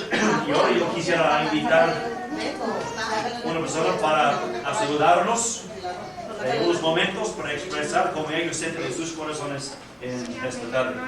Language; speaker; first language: Spanish; non-native, fluent; English